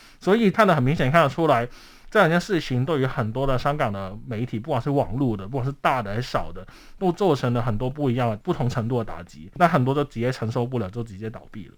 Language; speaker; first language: Chinese; non-native, local second language; Cantonese